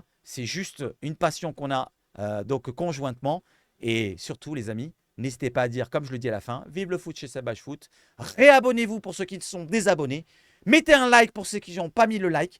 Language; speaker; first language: French; native; French